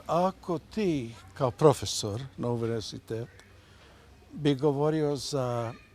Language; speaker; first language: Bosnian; early bilingual, heritage; Bosnian